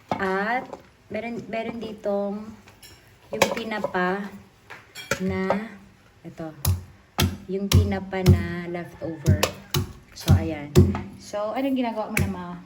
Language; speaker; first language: Filipino; non-native, local second language; Waray